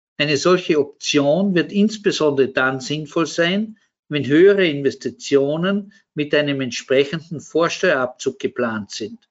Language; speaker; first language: German; native; German